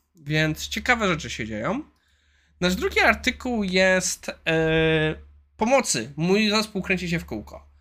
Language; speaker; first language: Polish; native; Polish